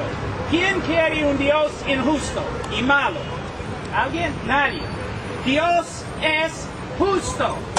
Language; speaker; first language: Spanish; non-native, fluent; English